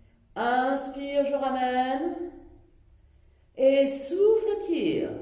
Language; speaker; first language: French; native; French